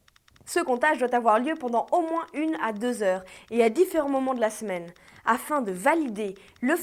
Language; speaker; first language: French; native; French